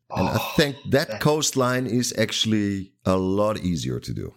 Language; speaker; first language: English; non-native, fluent; Dutch